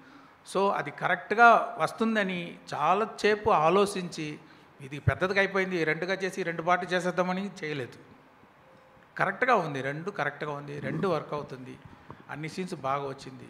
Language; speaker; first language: Telugu; non-native, local second language; Tamil